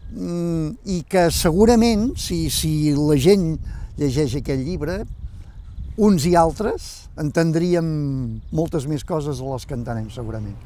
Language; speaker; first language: Catalan; native; Catalan